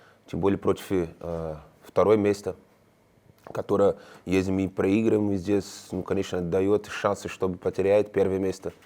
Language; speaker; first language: Russian; non-native, learner; Spanish